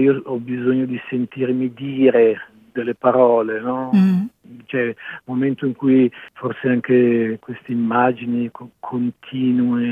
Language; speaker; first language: Italian; native; Italian